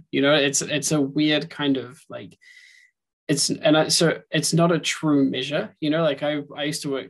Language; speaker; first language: English; native; English